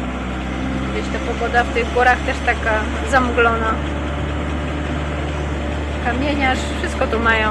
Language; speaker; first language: Polish; native; Polish